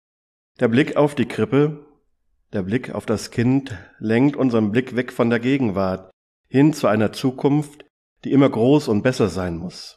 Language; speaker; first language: German; native; German